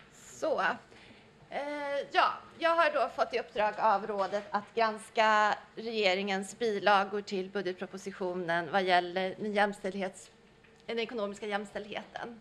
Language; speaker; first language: Swedish; native; Swedish